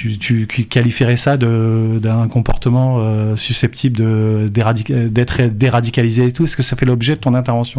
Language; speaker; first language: French; native; French